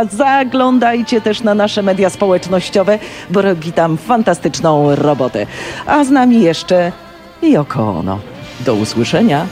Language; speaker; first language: Polish; native; Polish